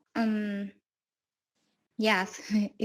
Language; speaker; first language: English; non-native, learner; Vietnamese